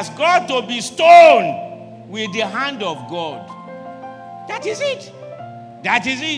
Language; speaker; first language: English; non-native, local second language; Yoruba